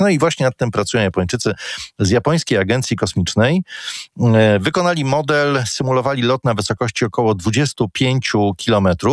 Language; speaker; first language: Polish; native; Polish